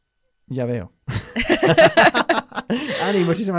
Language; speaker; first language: Spanish; non-native, fluent; English